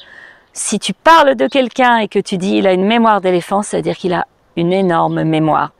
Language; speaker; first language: French; native; French